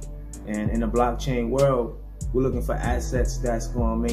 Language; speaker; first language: English; native; English